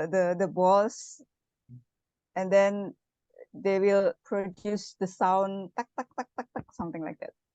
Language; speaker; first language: English; non-native, learner; Indonesian